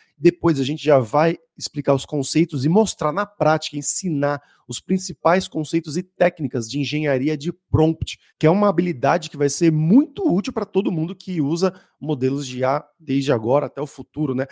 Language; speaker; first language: Portuguese; native; Portuguese